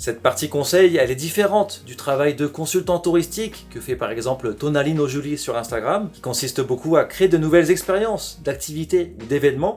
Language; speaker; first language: French; native; French